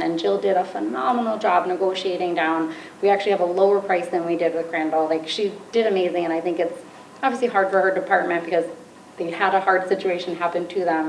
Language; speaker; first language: English; native; English